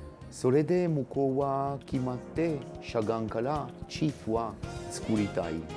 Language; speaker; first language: Japanese; non-native, fluent; Hebrew